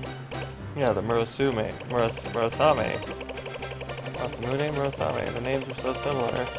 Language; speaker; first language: English; native; English